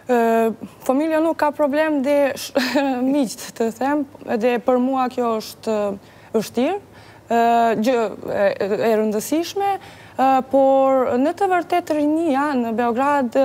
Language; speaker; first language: Albanian; non-native, learner; Serbian